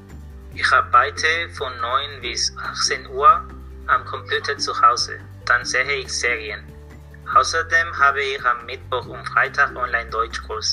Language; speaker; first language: German; non-native, learner; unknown